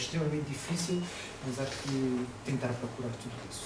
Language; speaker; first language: Portuguese; native; Portuguese